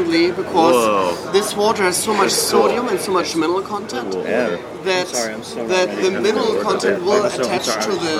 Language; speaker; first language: English; non-native, fluent; German